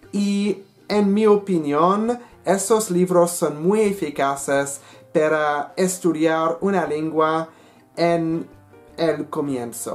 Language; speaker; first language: Spanish; non-native, learner; English